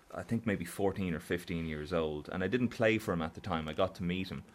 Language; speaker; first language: English; native; English